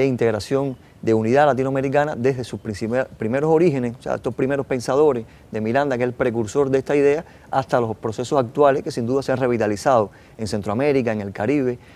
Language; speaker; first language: Spanish; native; Spanish